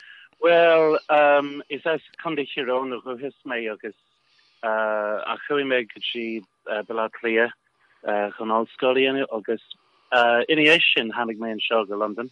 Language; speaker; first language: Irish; non-native, local second language; English